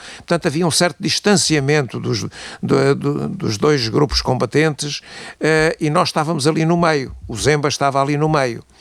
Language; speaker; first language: Portuguese; native; Portuguese